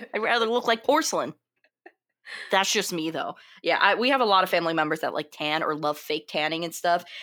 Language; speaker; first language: English; early bilingual, other home language; Italian